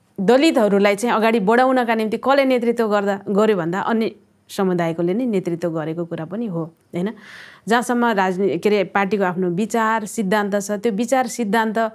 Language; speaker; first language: Nepali; native; Nepali